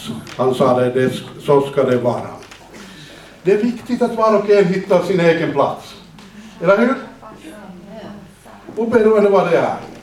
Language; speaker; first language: Swedish; non-native, fluent; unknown